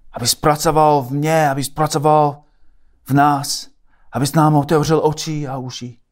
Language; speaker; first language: Czech; non-native, fluent; English